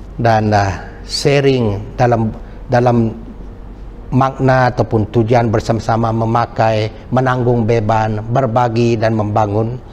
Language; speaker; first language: Malay; non-native, local second language; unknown